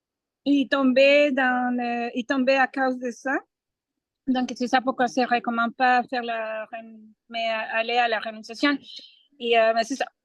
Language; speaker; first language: French; non-native, learner; Spanish